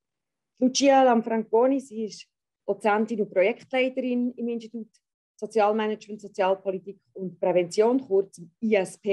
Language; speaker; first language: German; native; German